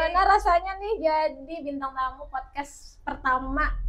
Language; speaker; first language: Indonesian; native; Indonesian